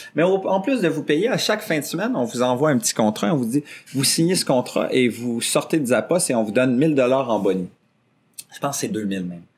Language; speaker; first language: French; native; French